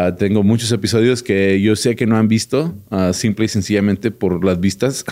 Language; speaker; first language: Spanish; early bilingual, heritage; Spanish